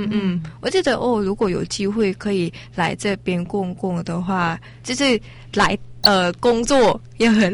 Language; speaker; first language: Chinese; non-native, learner; Thai